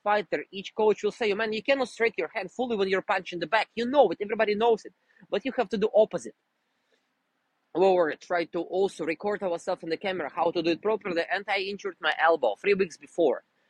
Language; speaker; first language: English; non-native, fluent; Russian